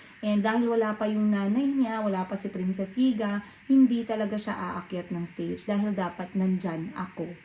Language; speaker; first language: Filipino; non-native, local second language; Cebuano